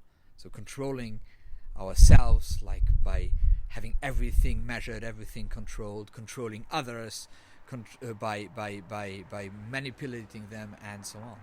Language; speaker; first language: English; non-native, fluent; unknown